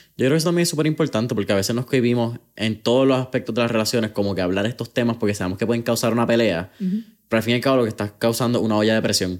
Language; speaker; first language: Spanish; native; Spanish